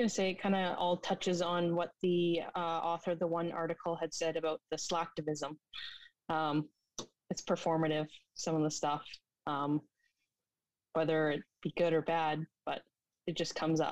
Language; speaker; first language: English; native; English